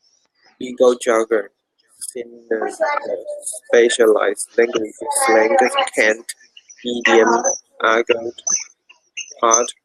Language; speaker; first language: English; non-native, learner; Chinese